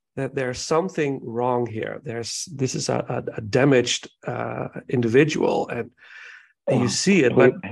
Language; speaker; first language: English; non-native, fluent; Dutch